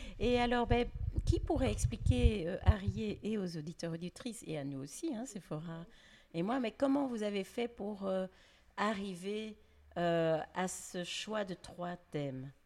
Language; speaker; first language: French; native; French